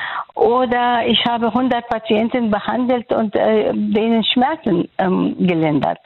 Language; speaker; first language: German; non-native, fluent; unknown